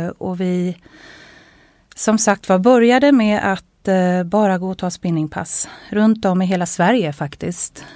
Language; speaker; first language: Swedish; native; Swedish